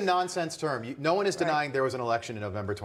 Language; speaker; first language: English; native; English